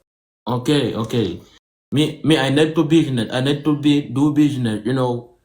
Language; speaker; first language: English; non-native, learner; French